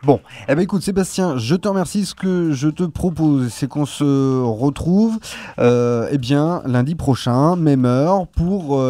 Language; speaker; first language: French; native; French